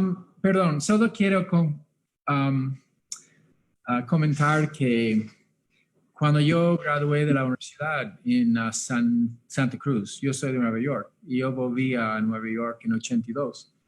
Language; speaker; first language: Spanish; early bilingual, heritage; English